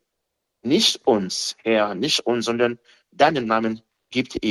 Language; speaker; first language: German; non-native, fluent; Haitian Creole